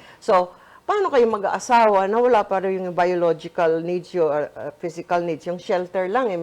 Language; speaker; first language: Filipino; native; Filipino